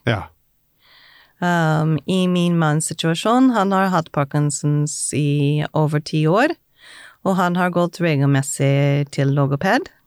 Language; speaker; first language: Norwegian; non-native, fluent; English